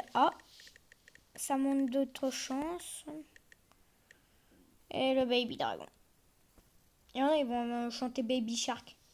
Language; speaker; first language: French; native; French